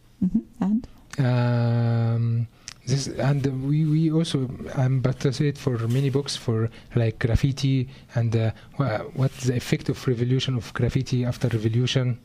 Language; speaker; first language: English; non-native, learner; Arabic